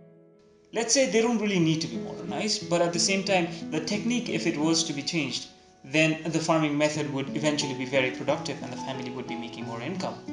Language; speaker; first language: English; non-native, local second language; Nepali